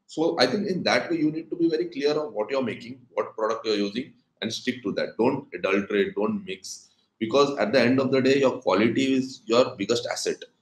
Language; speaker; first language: English; non-native, local second language; Konkani